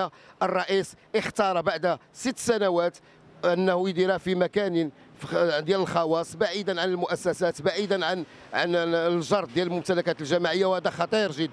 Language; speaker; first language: Arabic; native; Arabic